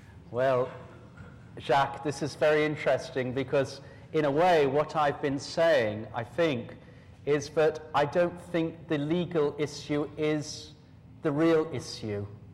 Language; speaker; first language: English; native; English